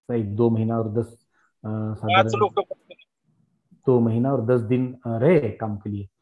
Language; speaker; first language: Hindi; non-native, local second language; Marathi